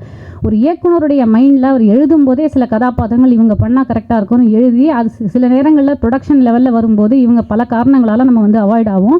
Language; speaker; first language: Tamil; native; Tamil